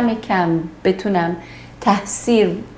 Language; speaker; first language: Persian; early bilingual, heritage; Persian